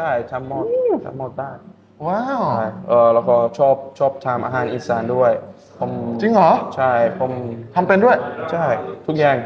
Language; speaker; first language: Thai; non-native, learner; English